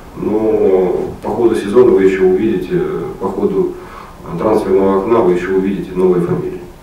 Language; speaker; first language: Russian; native; Russian